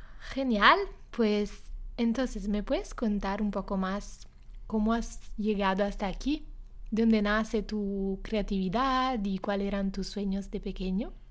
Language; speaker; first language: Spanish; non-native, fluent; Italian